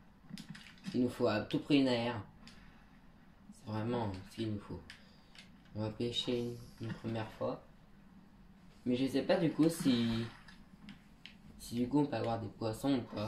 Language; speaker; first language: French; native; French